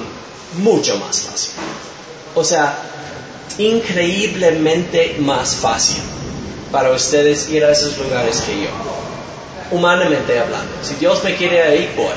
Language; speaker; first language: Spanish; non-native, fluent; English